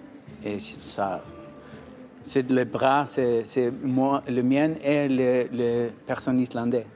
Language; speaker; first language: French; non-native, learner; Icelandic